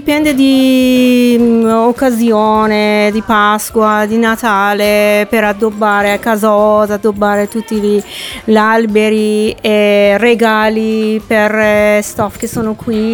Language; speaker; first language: Italian; non-native, learner; Persian